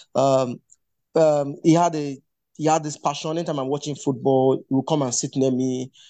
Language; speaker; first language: English; non-native, local second language; Yoruba